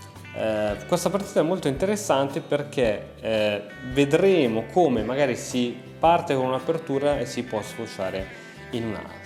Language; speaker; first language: Italian; native; Italian